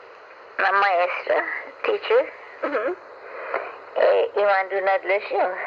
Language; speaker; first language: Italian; early bilingual, heritage; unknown